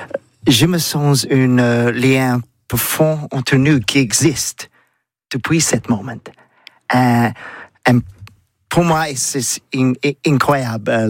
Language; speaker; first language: French; non-native, learner; English